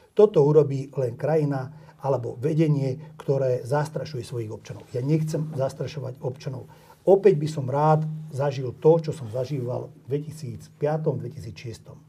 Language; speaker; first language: Slovak; non-native, local second language; Hungarian